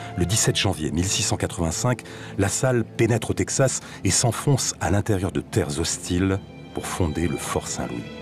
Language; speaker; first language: French; native; French